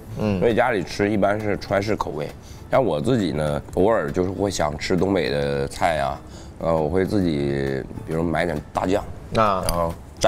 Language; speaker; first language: Chinese; native; Chinese